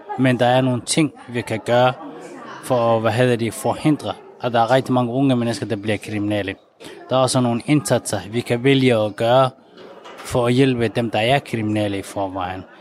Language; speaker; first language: Danish; non-native, fluent; Somali